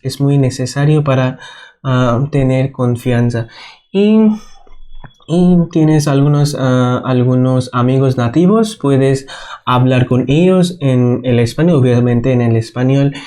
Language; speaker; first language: Spanish; non-native, fluent; Bangla